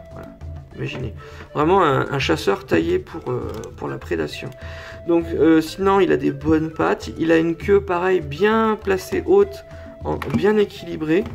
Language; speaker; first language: French; native; French